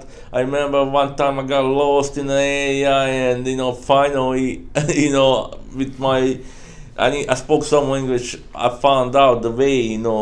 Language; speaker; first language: English; non-native, fluent; Croatian